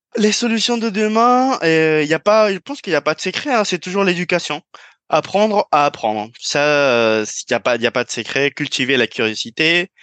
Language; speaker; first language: French; non-native, fluent; Spanish